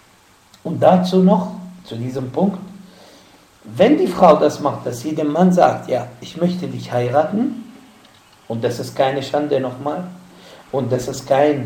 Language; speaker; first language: German; non-native, fluent; Arabic